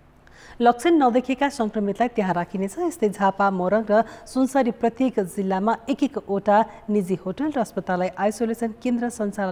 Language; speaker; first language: Nepali; native; Nepali